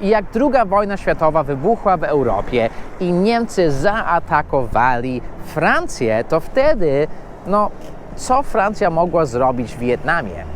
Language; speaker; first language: Polish; non-native, fluent; English